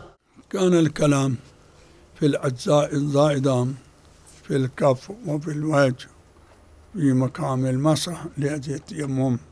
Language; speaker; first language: Arabic; non-native, fluent; Urdu